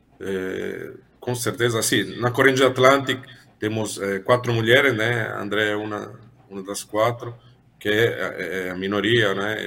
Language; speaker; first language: Portuguese; non-native, fluent; Italian